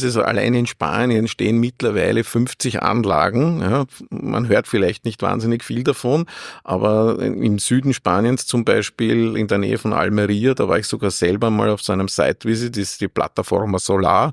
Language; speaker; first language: German; native; German